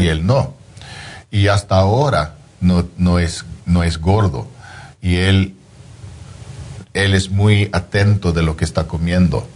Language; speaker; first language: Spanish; non-native, fluent; English